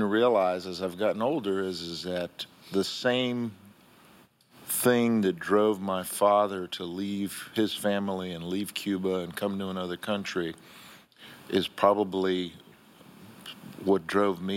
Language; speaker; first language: English; early bilingual, other home language; Spanish